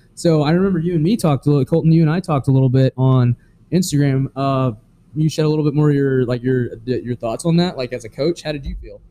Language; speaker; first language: English; native; English